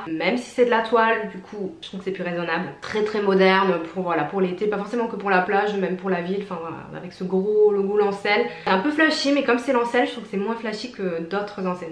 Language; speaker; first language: French; native; French